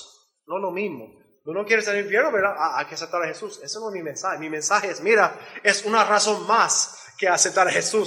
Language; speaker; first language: Spanish; non-native, learner; English